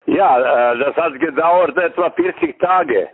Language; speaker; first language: German; non-native, fluent; Serbian